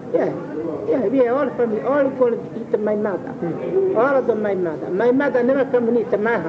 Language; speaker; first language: English; non-native, learner; Italian